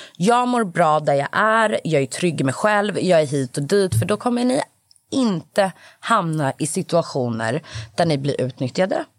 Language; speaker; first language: Swedish; native; Swedish